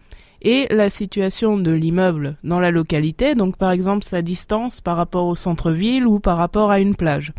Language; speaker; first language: French; native; French